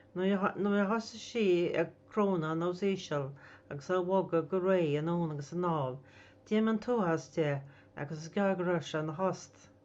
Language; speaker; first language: Irish; native; Irish